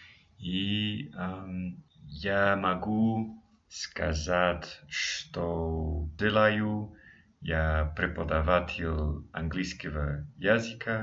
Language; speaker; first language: Russian; non-native, learner; English